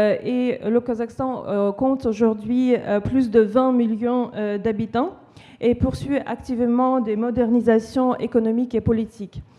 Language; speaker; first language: French; non-native, fluent; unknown